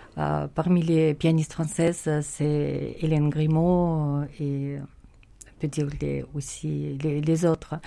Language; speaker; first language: French; non-native, fluent; Russian